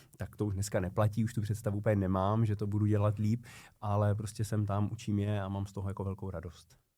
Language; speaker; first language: Czech; native; Czech